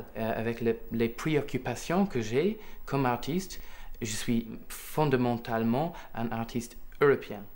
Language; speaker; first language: French; non-native, fluent; English